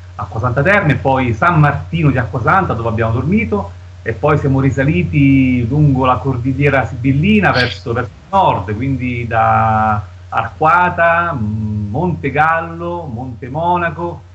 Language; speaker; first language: Italian; native; Italian